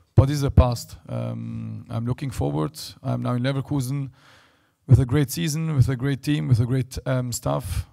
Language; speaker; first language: English; non-native, fluent; Albanian